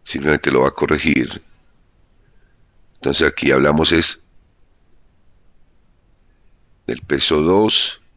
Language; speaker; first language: Spanish; native; Spanish